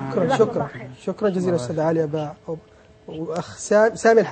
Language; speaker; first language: Arabic; native; Arabic